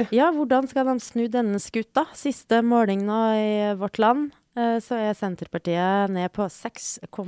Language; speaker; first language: Norwegian; native; Norwegian